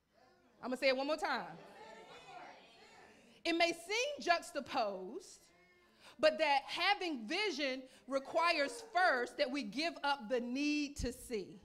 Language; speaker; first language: English; native; English